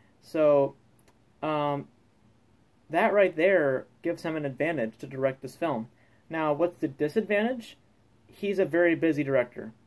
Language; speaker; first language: English; native; English